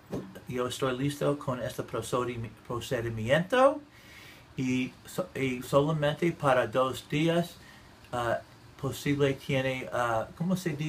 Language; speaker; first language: Spanish; non-native, learner; English